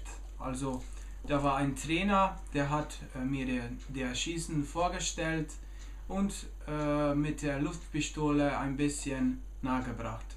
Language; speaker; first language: German; non-native, fluent; Slovenian